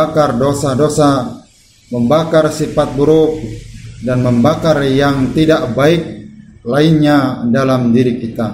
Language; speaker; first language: Indonesian; native; Indonesian